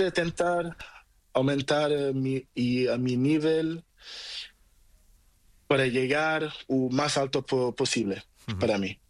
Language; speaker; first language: Spanish; non-native, learner; Portuguese